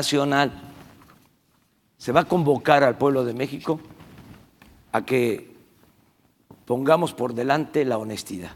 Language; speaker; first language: Spanish; native; Spanish